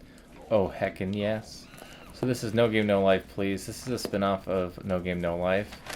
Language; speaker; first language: English; native; English